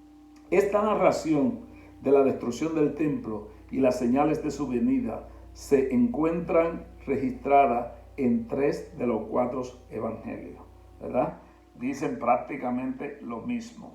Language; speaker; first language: Spanish; native; Spanish